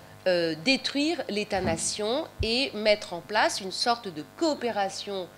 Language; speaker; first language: French; native; French